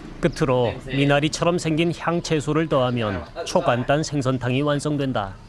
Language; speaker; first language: Korean; native; Korean